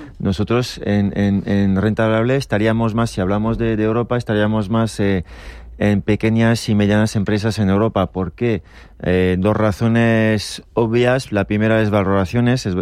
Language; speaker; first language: Spanish; non-native, fluent; French